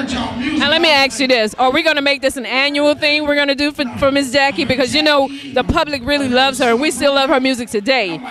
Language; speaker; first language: English; native; English